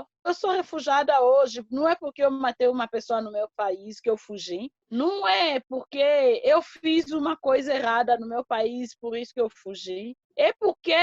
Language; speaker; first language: Portuguese; non-native, fluent; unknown